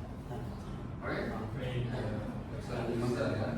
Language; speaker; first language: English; non-native, fluent; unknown